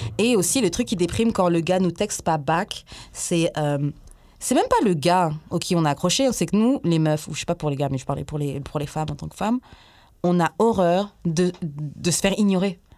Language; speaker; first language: French; native; French